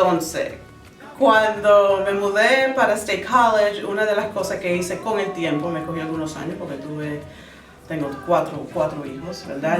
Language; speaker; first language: Spanish; early bilingual, other home language; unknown